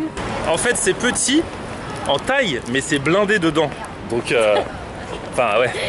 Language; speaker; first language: French; native; French